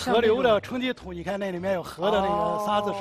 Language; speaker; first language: Chinese; native; Chinese